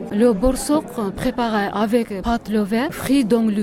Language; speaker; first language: French; non-native, learner; Kyrgyz